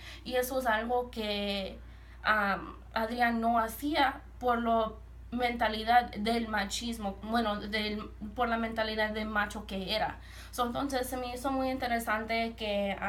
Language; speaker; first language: Spanish; early bilingual, heritage; Spanish